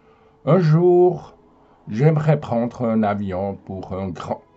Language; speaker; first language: French; non-native, fluent; German